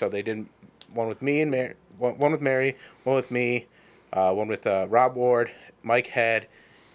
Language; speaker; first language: English; native; English